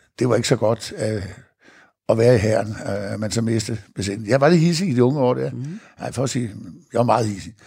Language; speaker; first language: Danish; native; Danish